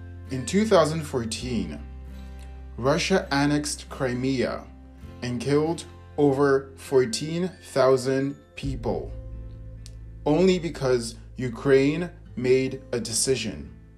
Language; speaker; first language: English; native; English